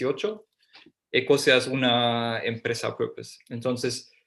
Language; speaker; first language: Spanish; non-native, fluent; German